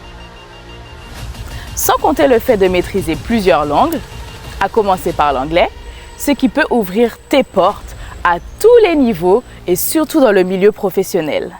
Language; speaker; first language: French; native; French